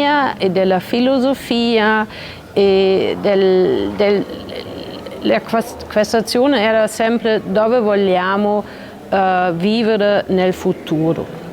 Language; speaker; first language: Italian; non-native, learner; German